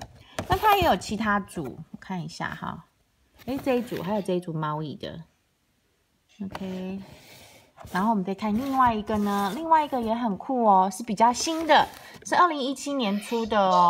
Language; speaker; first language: Chinese; native; Chinese